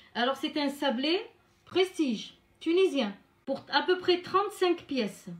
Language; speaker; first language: French; non-native, local second language; Arabic